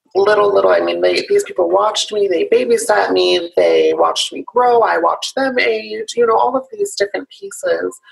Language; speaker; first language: English; native; English